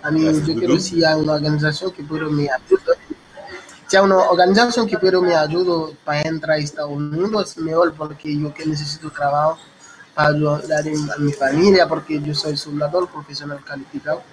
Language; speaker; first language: Spanish; non-native, learner; Haitian Creole